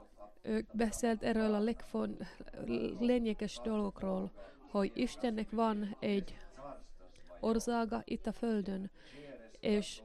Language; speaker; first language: Hungarian; non-native, learner; Finnish